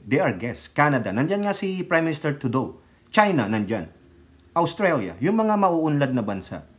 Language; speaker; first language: Filipino; native; Filipino